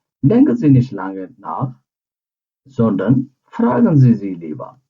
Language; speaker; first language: German; non-native, fluent; Urdu